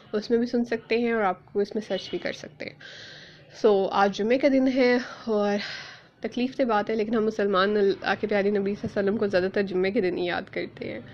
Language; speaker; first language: Urdu; native; Urdu